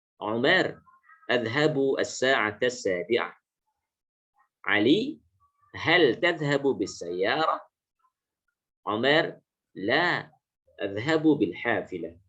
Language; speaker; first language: Arabic; non-native, fluent; Indonesian